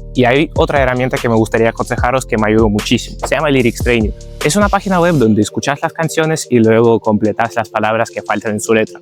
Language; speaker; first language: Spanish; non-native, fluent; Ukrainian